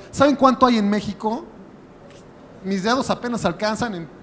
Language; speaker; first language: Spanish; native; Spanish